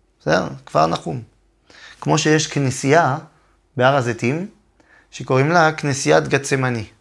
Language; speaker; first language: Hebrew; non-native, fluent; French